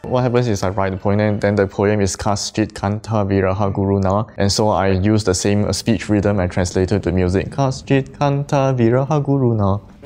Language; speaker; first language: English; non-native, local second language; Chinese